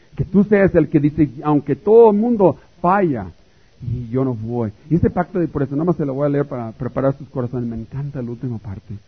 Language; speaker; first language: Spanish; native; Spanish